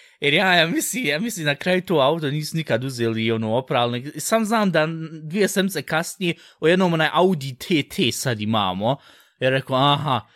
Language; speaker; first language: Bosnian; early bilingual, heritage; Bosnian